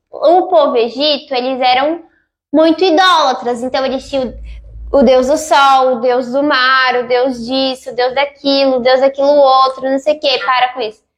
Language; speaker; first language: Portuguese; native; Portuguese